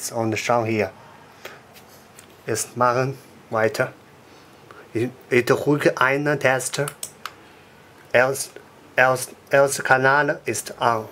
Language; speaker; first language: German; non-native, learner; Chinese